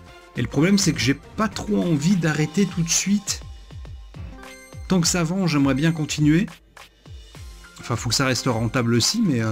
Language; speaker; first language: French; native; French